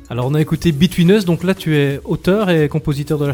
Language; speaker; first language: French; native; French